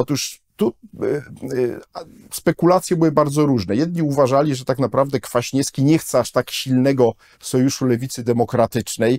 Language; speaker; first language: Polish; native; Polish